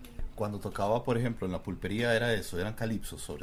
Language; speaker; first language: Spanish; native; Spanish